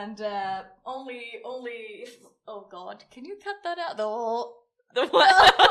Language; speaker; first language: English; non-native, fluent; Swedish